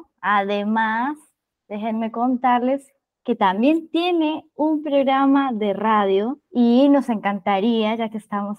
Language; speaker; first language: Spanish; native; Spanish